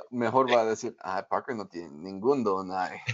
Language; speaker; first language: Spanish; non-native, fluent; English